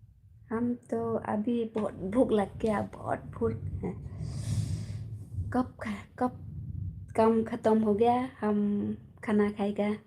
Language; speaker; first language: Hindi; non-native, local second language; Khasi